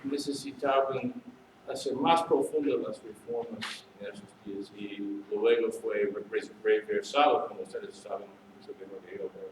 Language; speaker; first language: Spanish; non-native, learner; English